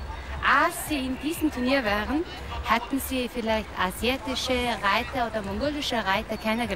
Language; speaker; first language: German; non-native, learner; Mongolian